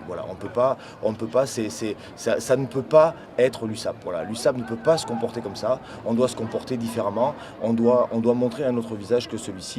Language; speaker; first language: French; native; French